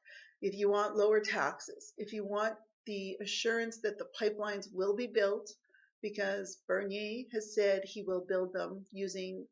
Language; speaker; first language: English; native; English